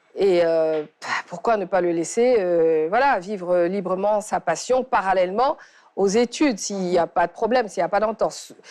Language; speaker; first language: French; non-native, local second language; Wolof